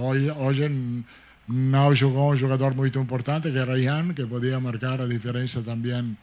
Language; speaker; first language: Portuguese; non-native, fluent; Italian